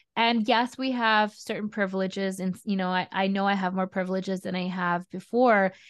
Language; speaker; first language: English; early bilingual, other home language; Russian